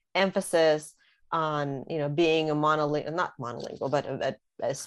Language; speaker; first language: English; early bilingual, other home language; Russian